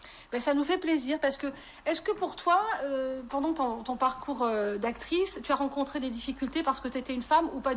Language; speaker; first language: French; native; French